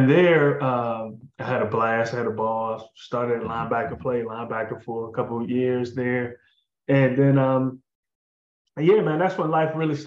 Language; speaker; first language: English; native; English